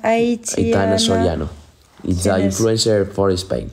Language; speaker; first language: English; non-native, learner; Spanish